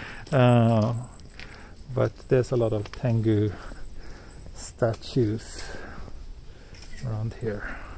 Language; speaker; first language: English; non-native, fluent; Swedish